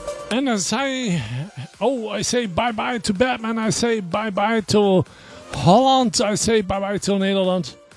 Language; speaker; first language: English; non-native, learner; German